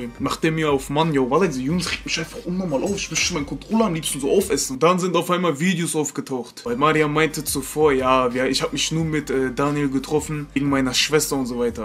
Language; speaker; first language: German; native; German